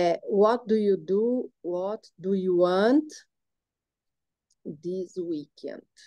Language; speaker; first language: English; non-native, learner; Portuguese